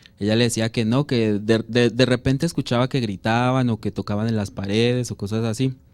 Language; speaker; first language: Spanish; native; Spanish